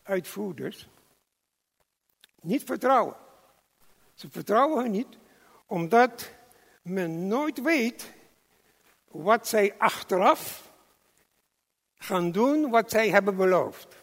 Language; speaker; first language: Dutch; non-native, local second language; English